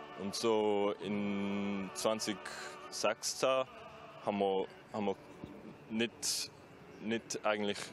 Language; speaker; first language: German; non-native, learner; English